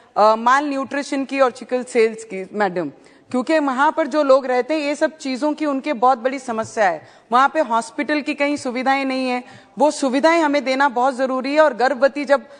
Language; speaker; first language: Hindi; non-native, local second language; Punjabi